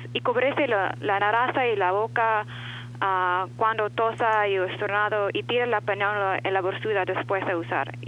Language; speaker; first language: Spanish; non-native, learner; English